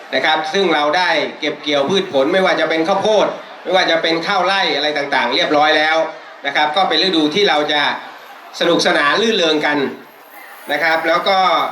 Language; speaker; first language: Thai; non-native, local second language; Hmong